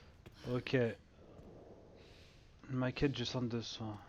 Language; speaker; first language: French; native; French